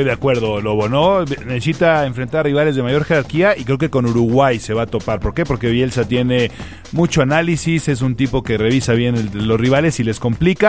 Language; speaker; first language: Spanish; native; Spanish